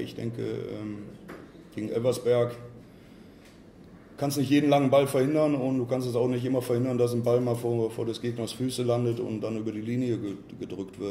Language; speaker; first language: German; native; German